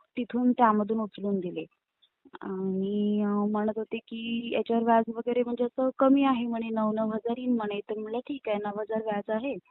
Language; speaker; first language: Marathi; native; Marathi